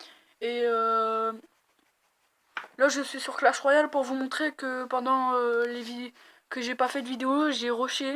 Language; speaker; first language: French; native; French